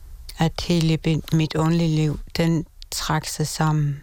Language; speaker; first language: Danish; non-native, local second language; Kalaallisut